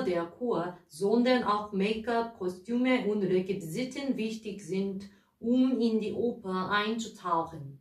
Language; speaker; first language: German; non-native, learner; Korean